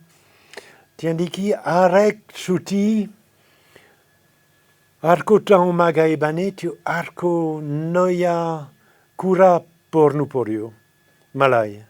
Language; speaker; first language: Nepali; non-native, fluent; French